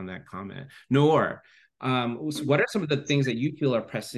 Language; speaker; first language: English; native; English